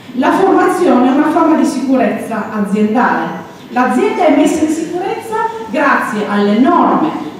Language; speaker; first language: Italian; native; Italian